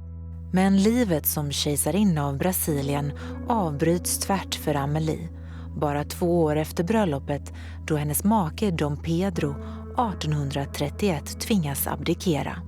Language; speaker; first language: Swedish; native; Swedish